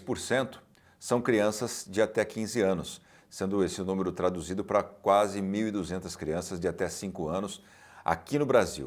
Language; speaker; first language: Portuguese; native; Portuguese